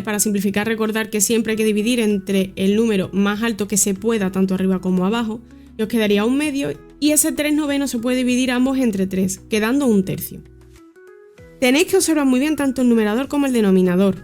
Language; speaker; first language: Spanish; native; Spanish